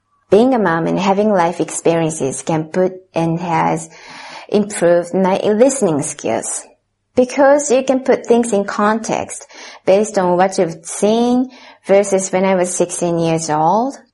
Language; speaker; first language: English; non-native, fluent; Japanese